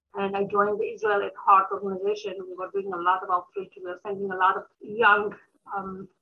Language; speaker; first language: English; early bilingual, other home language; Amharic